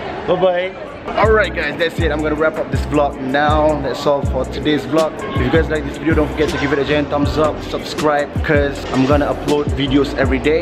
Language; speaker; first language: English; non-native, local second language; Malay